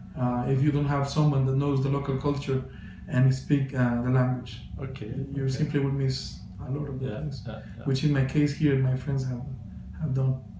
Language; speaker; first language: English; non-native, fluent; Spanish